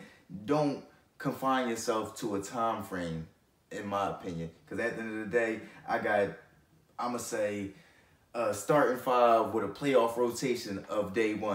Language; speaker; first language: English; native; English